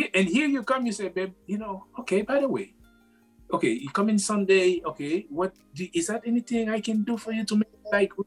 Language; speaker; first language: English; non-native, fluent; Haitian Creole